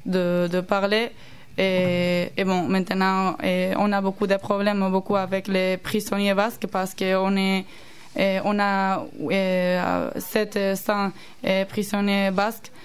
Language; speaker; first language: French; non-native, learner; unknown